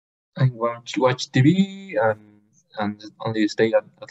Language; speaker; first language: English; non-native, learner; Spanish